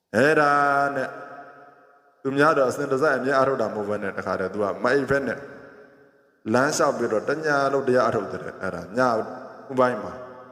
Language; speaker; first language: Burmese; native; Burmese